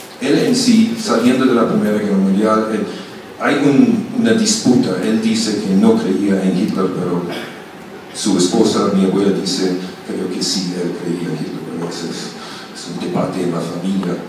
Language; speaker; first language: Spanish; non-native, fluent; German